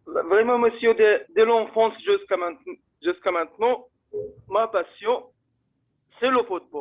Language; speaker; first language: French; non-native, fluent; Arabic